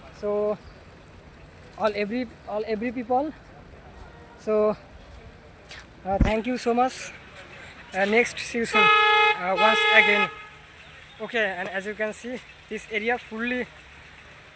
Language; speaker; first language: English; non-native, learner; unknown